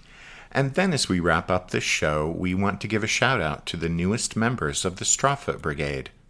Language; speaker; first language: English; native; English